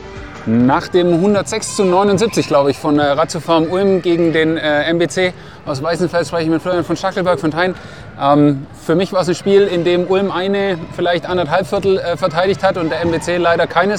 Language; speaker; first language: German; native; German